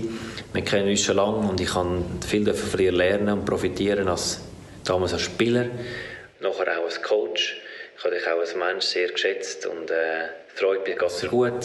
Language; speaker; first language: German; native; German